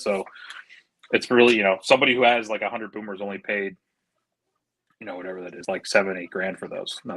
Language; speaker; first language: English; native; English